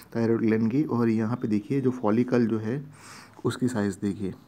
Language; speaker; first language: Hindi; non-native, local second language; Gujarati